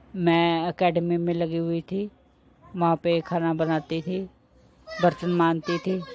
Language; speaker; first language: Hindi; native; Hindi